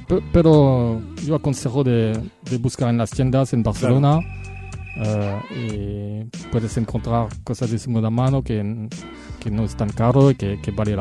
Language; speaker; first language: Spanish; non-native, fluent; French